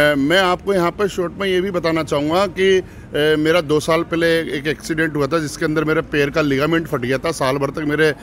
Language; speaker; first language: Hindi; native; Hindi